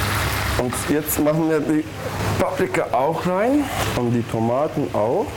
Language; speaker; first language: German; non-native, learner; Turkish